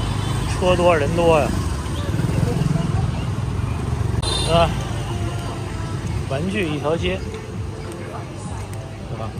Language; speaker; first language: Chinese; native; Chinese